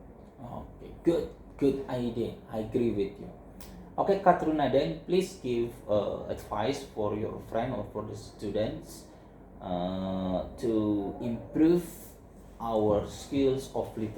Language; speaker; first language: English; non-native, learner; Indonesian